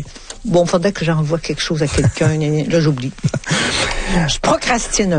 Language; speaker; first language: French; native; French